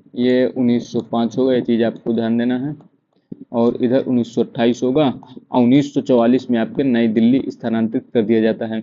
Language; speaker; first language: Hindi; native; Hindi